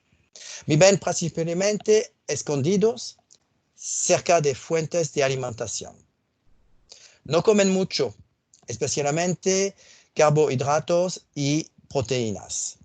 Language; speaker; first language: Spanish; non-native, fluent; French